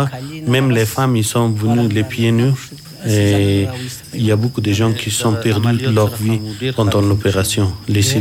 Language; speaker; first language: French; non-native, fluent; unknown